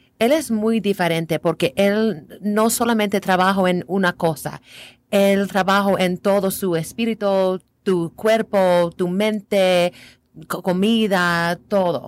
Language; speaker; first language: Spanish; non-native, learner; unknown